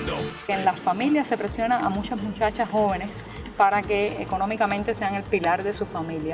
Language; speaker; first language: Spanish; native; Spanish